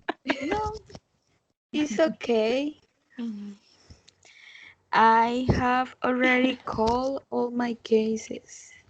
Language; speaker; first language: English; non-native, learner; Spanish